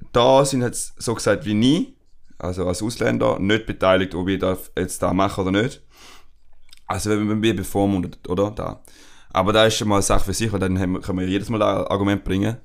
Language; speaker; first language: German; non-native, fluent; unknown